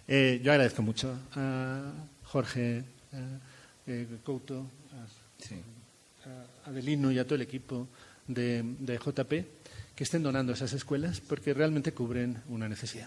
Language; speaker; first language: Spanish; native; Spanish